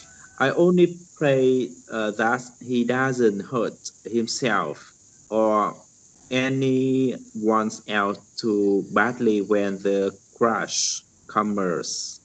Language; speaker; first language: English; non-native, learner; Vietnamese